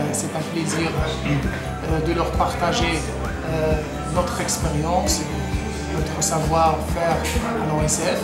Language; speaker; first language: French; non-native, local second language; Arabic